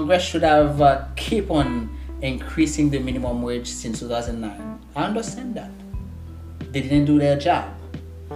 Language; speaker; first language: English; non-native, fluent; Haitian Creole